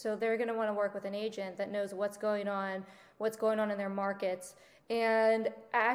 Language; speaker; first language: English; native; English